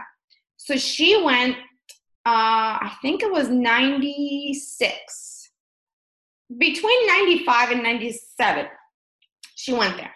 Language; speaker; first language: English; early bilingual, other home language; Russian